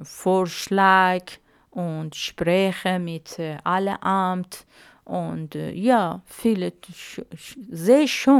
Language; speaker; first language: German; non-native, learner; Arabic